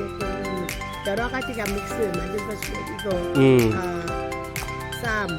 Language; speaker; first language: Korean; non-native, learner; Thai